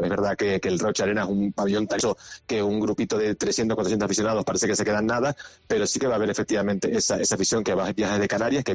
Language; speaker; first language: Spanish; native; Spanish